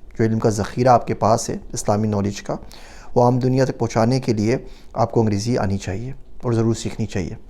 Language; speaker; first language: Urdu; native; Urdu